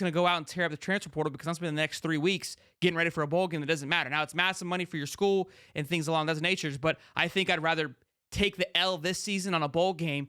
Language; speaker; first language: English; native; English